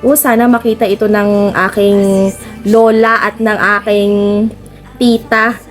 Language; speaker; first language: Filipino; non-native, local second language; Iloko